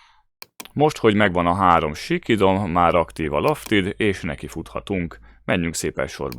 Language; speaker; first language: Hungarian; native; Hungarian